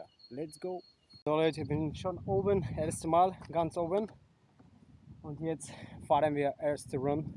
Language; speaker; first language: German; non-native, fluent; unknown